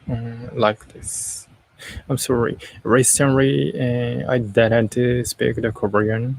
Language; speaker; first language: English; non-native, learner; Japanese